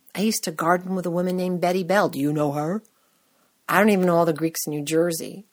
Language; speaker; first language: English; native; English